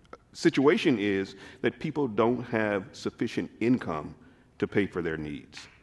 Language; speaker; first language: English; native; English